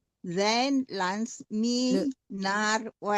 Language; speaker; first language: Dutch; non-native, learner; Indonesian